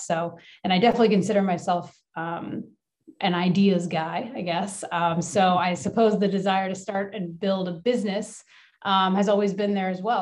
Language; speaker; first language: English; native; English